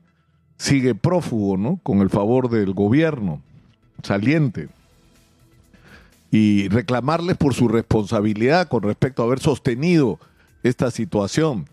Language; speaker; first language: Spanish; native; Spanish